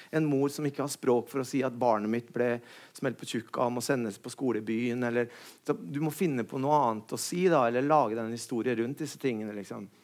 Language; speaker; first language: Norwegian; native; Norwegian